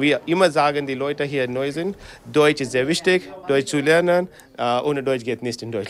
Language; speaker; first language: German; non-native, learner; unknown